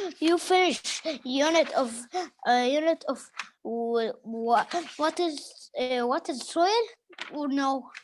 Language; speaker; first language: English; non-native, learner; Arabic